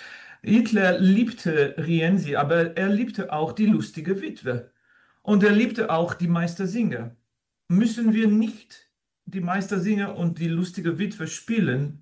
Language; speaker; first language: German; non-native, fluent; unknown